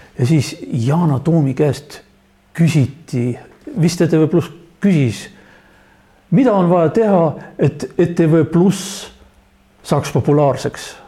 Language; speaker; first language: Estonian; non-native, local second language; Russian